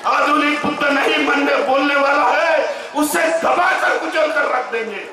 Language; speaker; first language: Hindi; non-native, local second language; Marathi